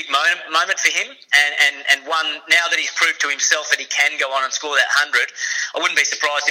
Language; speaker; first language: English; native; English